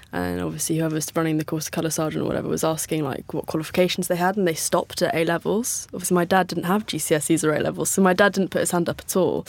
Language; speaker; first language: English; native; English